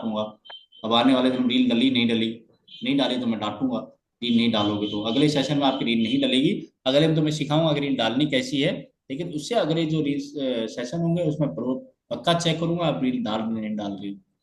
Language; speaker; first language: Hindi; native; Hindi